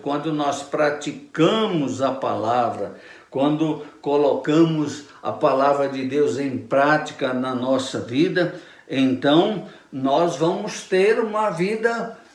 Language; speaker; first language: Portuguese; native; Portuguese